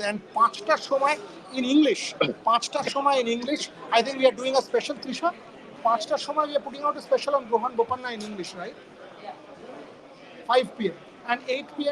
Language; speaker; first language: English; non-native, local second language; Bangla